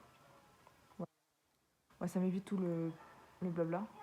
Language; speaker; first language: French; native; French